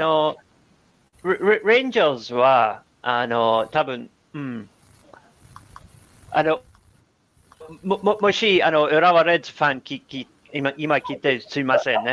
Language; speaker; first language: Japanese; non-native, learner; English